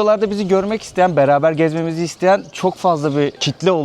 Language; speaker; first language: Turkish; native; Turkish